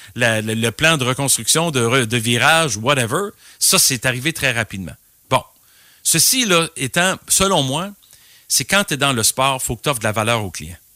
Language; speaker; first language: French; native; French